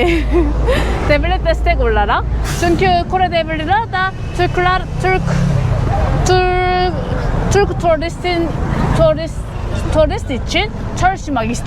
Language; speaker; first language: Turkish; non-native, learner; Korean